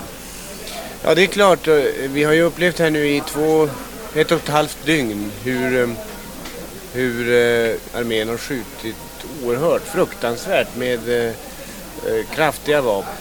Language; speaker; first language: Swedish; native; Swedish